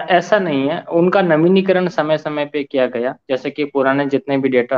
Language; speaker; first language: Hindi; native; Hindi